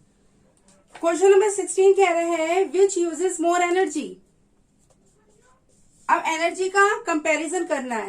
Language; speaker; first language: Hindi; native; Hindi